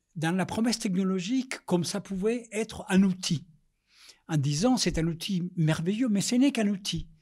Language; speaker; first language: French; non-native, fluent; Spanish